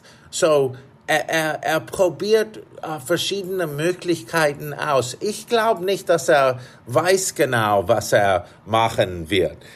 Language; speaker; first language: German; non-native, fluent; English